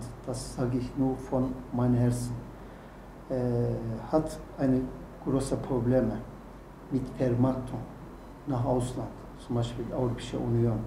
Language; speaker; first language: German; non-native, learner; Turkish